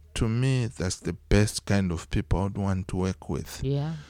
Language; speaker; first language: English; non-native, local second language; Shona